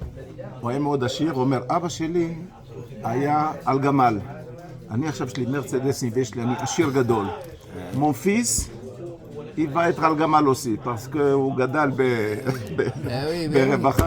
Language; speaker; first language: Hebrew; non-native, fluent; French